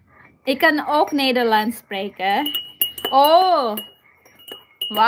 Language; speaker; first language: Dutch; non-native, learner; Filipino